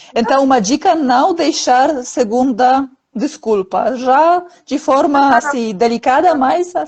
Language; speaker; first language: Portuguese; non-native, fluent; Polish